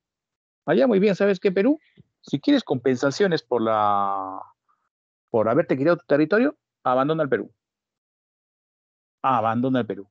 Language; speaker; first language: Spanish; native; Spanish